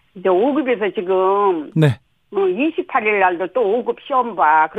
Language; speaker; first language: Korean; native; Korean